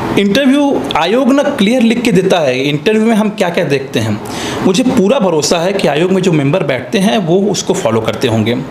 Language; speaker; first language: Hindi; native; Hindi